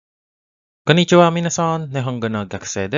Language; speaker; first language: Japanese; non-native, learner; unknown